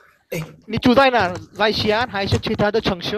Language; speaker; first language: Chinese; non-native, learner; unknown